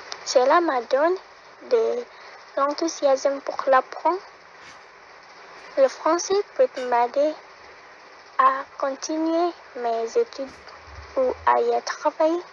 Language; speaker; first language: French; non-native, learner; Indonesian